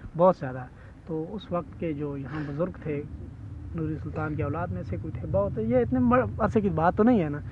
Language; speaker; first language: Urdu; non-native, local second language; Punjabi